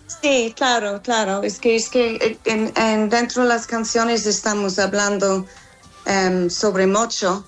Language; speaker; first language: Spanish; non-native, learner; English